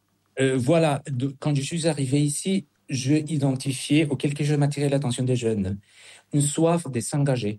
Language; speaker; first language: French; non-native, fluent; Spanish